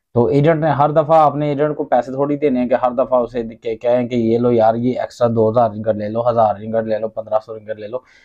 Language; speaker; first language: Urdu; non-native, local second language; Punjabi